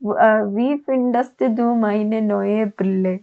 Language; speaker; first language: German; non-native, learner; Malayalam